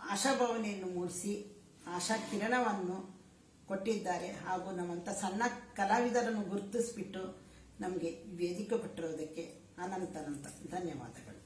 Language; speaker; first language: Kannada; native; Kannada